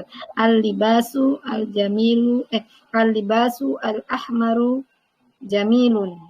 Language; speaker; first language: Arabic; non-native, learner; Indonesian